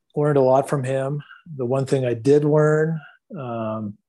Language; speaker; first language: English; native; English